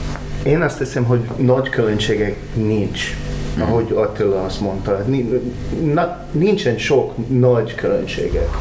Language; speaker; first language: Hungarian; non-native, learner; English